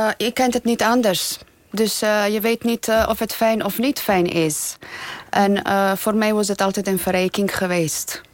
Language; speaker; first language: Dutch; non-native, fluent; Bosnian